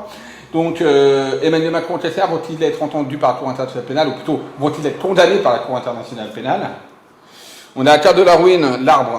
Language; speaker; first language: French; native; French